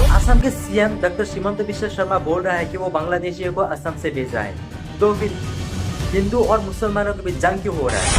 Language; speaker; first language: Hindi; non-native, local second language; Bangla